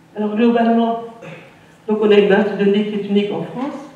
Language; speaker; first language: French; native; French